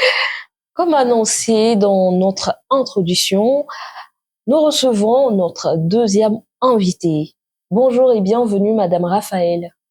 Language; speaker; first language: French; native; French